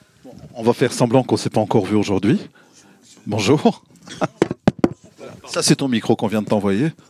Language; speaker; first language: French; native; French